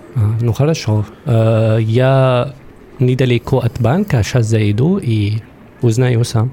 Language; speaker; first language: Russian; non-native, fluent; Arabic